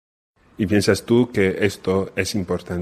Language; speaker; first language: Spanish; non-native, fluent; English